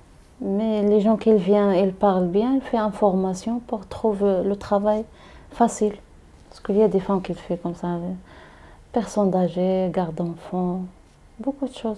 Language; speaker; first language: French; non-native, learner; Arabic